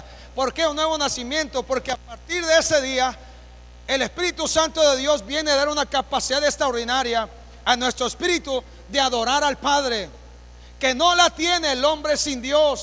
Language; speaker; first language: Spanish; native; Spanish